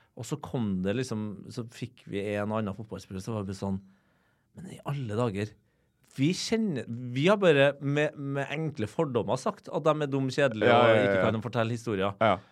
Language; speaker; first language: Norwegian; native; Norwegian